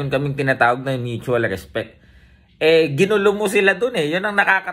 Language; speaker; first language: Filipino; native; Filipino